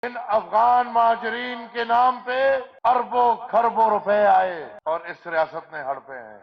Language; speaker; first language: Urdu; non-native, local second language; Pashto